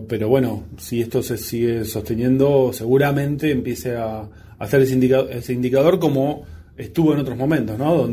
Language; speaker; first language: Spanish; native; Spanish